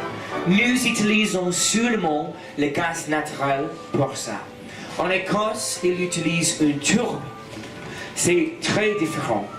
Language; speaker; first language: French; non-native, learner; English